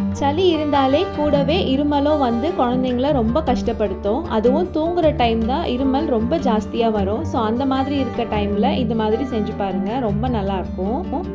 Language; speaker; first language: Tamil; native; Tamil